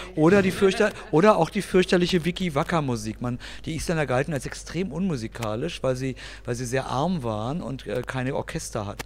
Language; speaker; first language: German; native; German